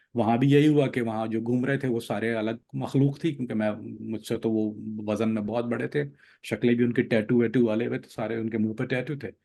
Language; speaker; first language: Urdu; native; Urdu